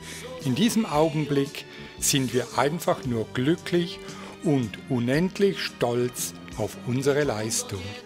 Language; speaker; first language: German; native; German